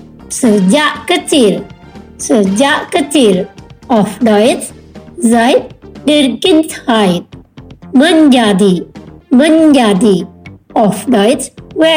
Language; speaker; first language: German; non-native, fluent; Indonesian